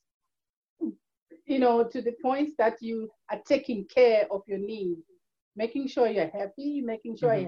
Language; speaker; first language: English; non-native, local second language; Shona